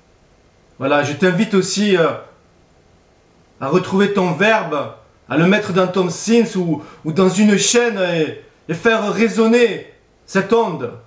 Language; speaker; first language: French; native; French